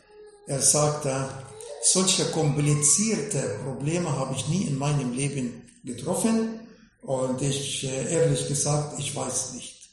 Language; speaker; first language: German; non-native, fluent; Arabic